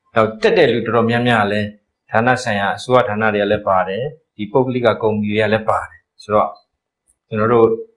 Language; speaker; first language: Burmese; non-native, local second language; Hakha Chin